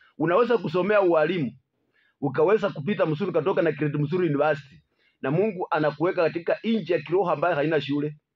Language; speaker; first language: Swahili; non-native, local second language; Luyia